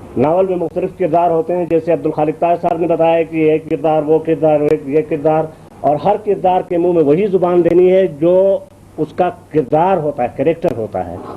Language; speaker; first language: Urdu; non-native, local second language; Shina